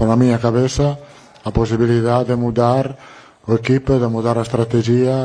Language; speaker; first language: Portuguese; non-native, learner; Italian